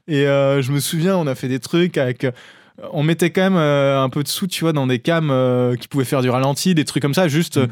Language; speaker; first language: French; native; French